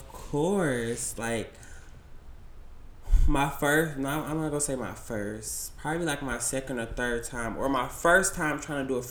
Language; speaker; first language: English; native; English